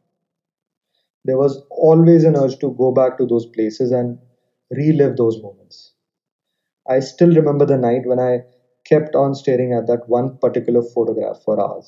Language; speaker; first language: English; non-native, local second language; Hindi